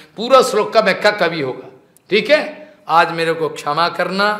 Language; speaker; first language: Hindi; non-native, local second language; Bangla